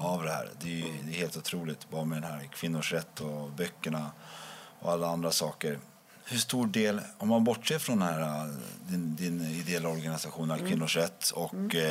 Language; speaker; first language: Swedish; native; Swedish